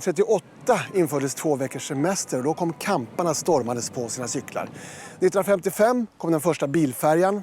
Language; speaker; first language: Swedish; native; Swedish